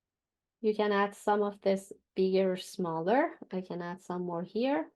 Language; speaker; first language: English; non-native, fluent; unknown